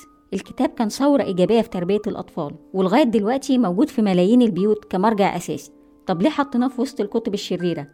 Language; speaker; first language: Arabic; native; Arabic